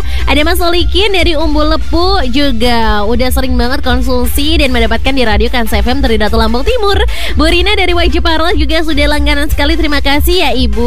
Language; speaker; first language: Indonesian; native; Indonesian